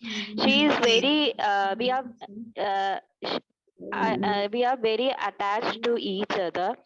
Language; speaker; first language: English; non-native, learner; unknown